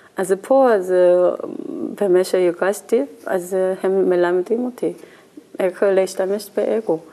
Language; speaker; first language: Hebrew; non-native, learner; Korean